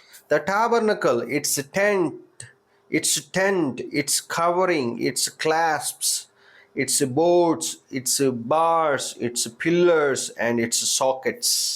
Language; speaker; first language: English; non-native, local second language; Telugu